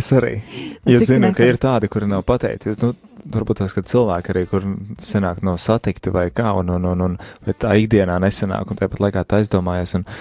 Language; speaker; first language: Latvian; native; Latvian